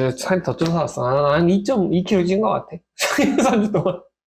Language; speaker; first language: Korean; native; Korean